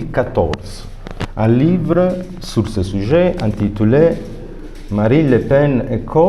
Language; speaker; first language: French; non-native, fluent; Italian